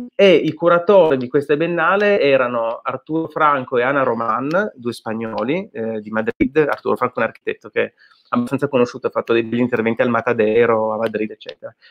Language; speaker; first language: Italian; native; Italian